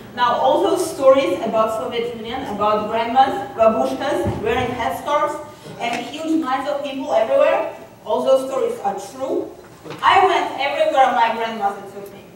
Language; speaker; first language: English; non-native, fluent; Russian